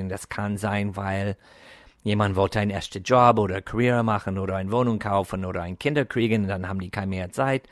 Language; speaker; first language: German; non-native, fluent; English